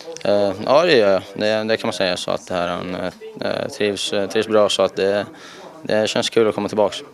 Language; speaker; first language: Swedish; non-native, fluent; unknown